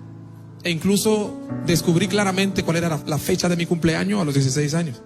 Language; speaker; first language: Spanish; non-native, fluent; Haitian Creole